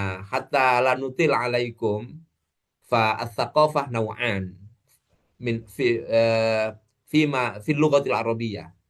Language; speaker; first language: Arabic; non-native, fluent; Indonesian